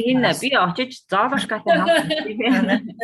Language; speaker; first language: Mongolian; native; Mongolian